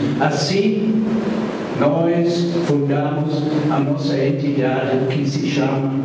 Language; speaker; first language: Portuguese; non-native, fluent; German